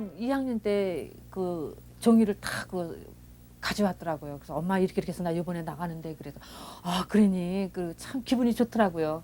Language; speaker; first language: Korean; early bilingual, heritage; Korean